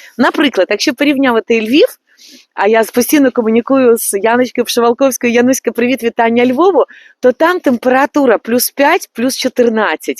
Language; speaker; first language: Ukrainian; native; Ukrainian